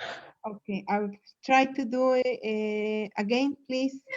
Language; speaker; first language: English; non-native, learner; Spanish